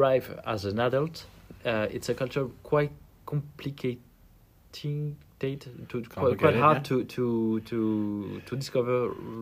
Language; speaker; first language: English; non-native, fluent; French